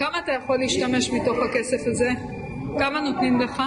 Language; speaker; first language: Hebrew; native; Hebrew